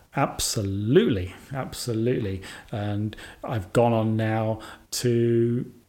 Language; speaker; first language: English; native; English